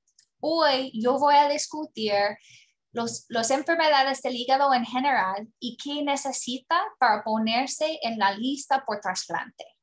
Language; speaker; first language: Spanish; non-native, learner; English